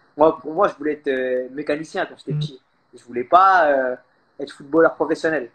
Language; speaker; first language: French; early bilingual, other home language; Khmer